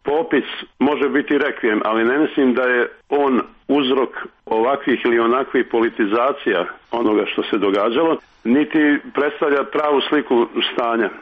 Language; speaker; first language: Serbian; native; Serbian